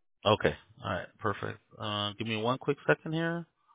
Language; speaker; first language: English; early bilingual, other home language; Spanish